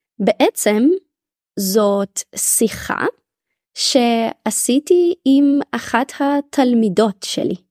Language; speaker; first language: Hebrew; native; Hebrew